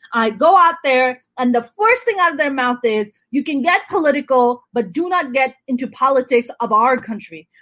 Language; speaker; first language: English; non-native, local second language; Urdu